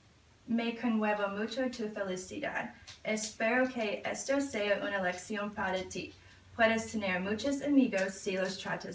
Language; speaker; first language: Spanish; non-native, learner; English